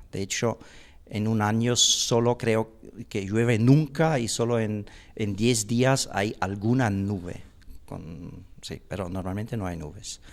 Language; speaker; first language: Spanish; non-native, fluent; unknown